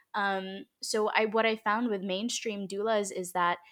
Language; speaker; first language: English; early bilingual, other home language; Filipino